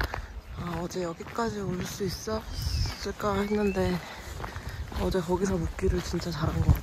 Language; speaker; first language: Korean; native; Korean